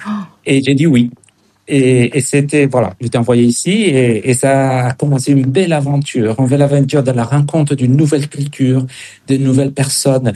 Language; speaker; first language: French; non-native, fluent; Spanish